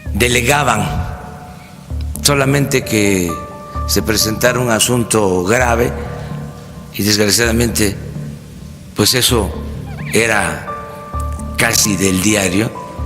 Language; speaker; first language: Spanish; native; Spanish